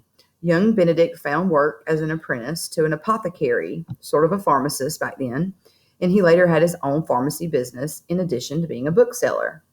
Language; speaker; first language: English; native; English